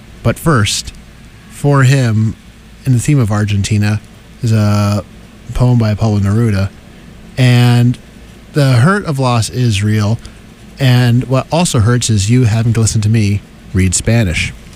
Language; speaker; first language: English; native; English